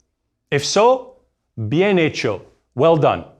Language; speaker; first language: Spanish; non-native, fluent; English